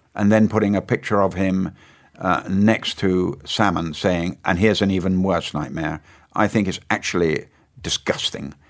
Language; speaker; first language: English; native; English